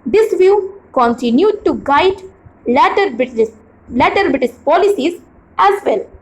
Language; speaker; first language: English; non-native, local second language; Hindi